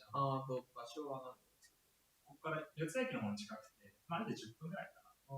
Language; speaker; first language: Japanese; native; Japanese